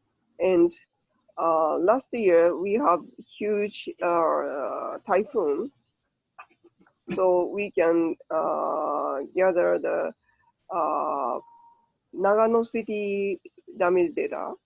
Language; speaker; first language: English; non-native, learner; Japanese